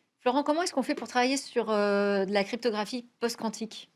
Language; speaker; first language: French; native; French